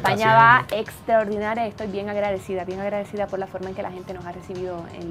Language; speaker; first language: Spanish; native; Spanish